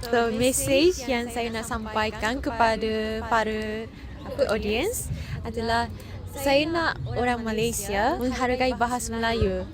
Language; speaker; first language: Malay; non-native, fluent; Japanese